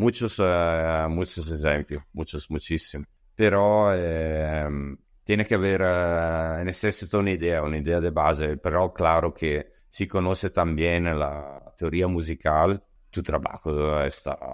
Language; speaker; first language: Spanish; non-native, learner; Italian